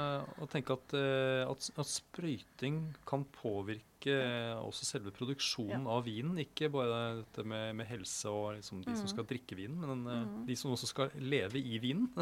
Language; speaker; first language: Norwegian; native; Norwegian